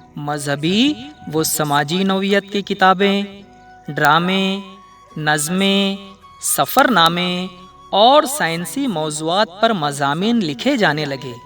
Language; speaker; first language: Urdu; native; Urdu